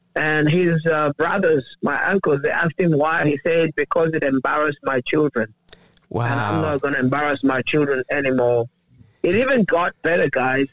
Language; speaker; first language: English; non-native, local second language; Ganda